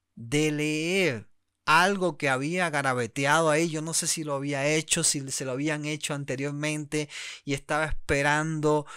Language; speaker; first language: Spanish; native; Spanish